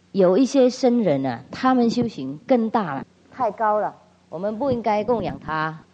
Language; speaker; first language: Chinese; non-native, fluent; Vietnamese